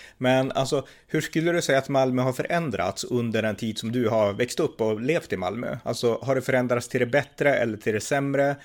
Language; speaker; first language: Swedish; native; Swedish